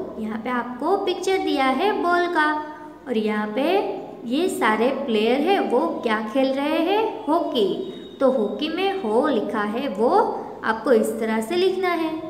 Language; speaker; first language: Hindi; non-native, local second language; Gujarati